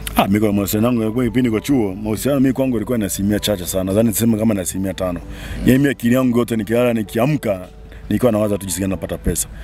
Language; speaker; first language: Swahili; non-native, local second language; Sukuma